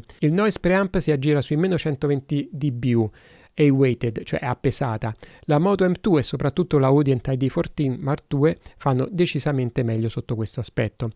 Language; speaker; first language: Italian; native; Italian